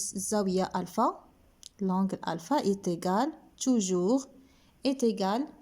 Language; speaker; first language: French; non-native, local second language; Arabic